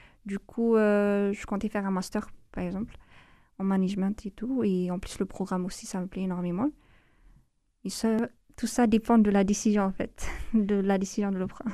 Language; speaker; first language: French; non-native, fluent; Amharic